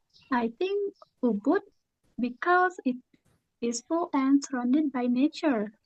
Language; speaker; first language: English; non-native, learner; Indonesian